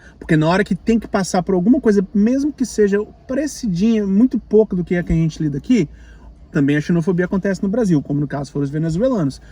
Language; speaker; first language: Portuguese; native; Portuguese